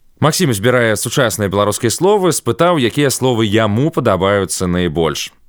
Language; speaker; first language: Belarusian; non-native, local second language; Russian